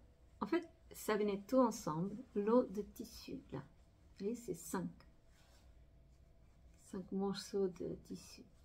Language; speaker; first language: French; non-native, fluent; Portuguese